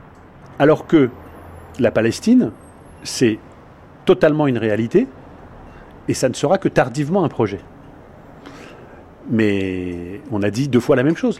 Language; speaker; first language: French; native; French